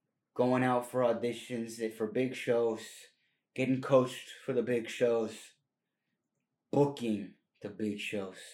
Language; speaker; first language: English; early bilingual, other home language; Spanish